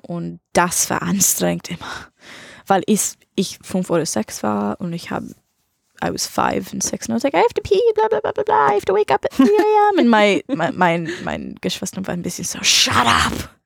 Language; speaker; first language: German; non-native, learner; English